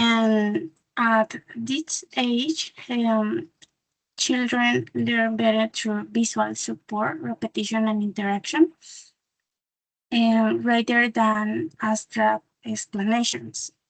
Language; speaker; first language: English; non-native, learner; Spanish